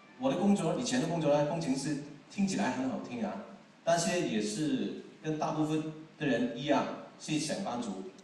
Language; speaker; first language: Chinese; non-native, local second language; Cantonese